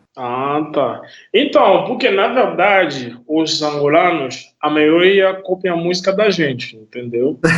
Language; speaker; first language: Portuguese; non-native, fluent; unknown